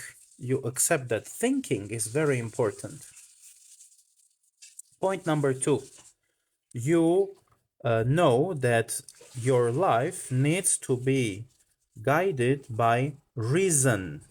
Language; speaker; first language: English; non-native, fluent; Armenian